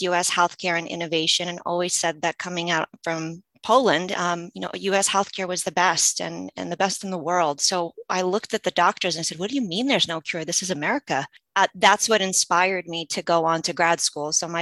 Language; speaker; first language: English; early bilingual, other home language; Polish